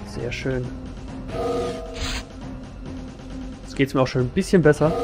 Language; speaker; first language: German; native; German